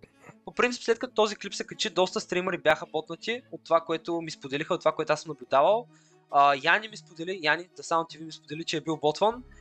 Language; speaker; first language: Bulgarian; native; Bulgarian